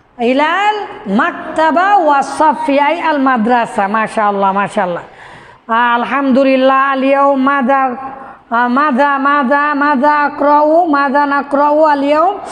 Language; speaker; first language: Arabic; non-native, fluent; Bangla